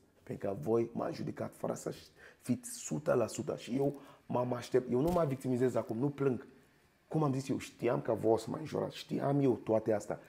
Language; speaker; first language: Romanian; non-native, fluent; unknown